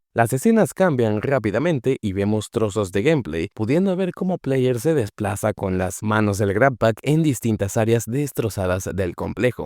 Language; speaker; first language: Spanish; native; Spanish